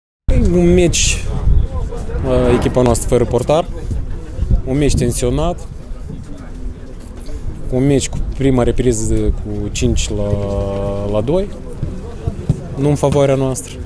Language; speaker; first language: Romanian; non-native, local second language; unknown